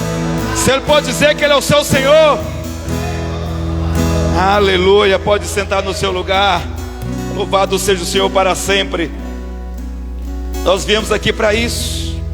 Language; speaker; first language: Portuguese; native; Portuguese